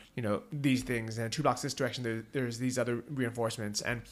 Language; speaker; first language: English; native; English